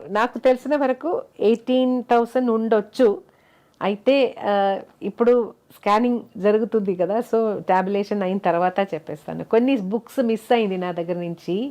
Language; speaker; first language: Telugu; non-native, fluent; Malayalam